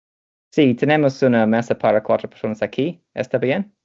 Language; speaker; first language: Spanish; non-native, learner; English